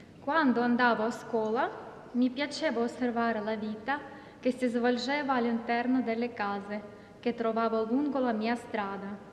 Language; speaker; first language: Italian; non-native, fluent; Ukrainian